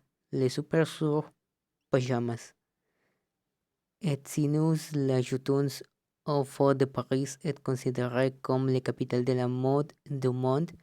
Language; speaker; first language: French; non-native, learner; Spanish